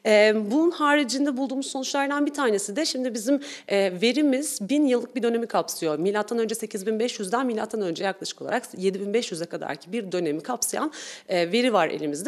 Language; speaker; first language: Turkish; native; Turkish